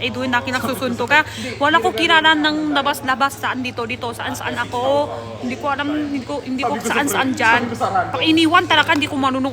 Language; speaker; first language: Filipino; non-native, learner; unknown